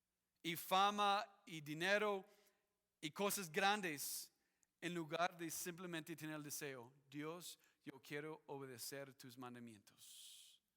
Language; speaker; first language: Spanish; non-native, fluent; English